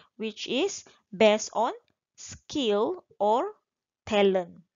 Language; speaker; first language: English; non-native, local second language; Malay